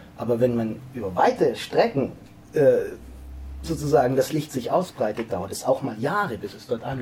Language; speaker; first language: German; native; German